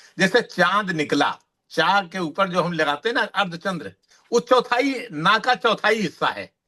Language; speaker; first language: Hindi; native; Hindi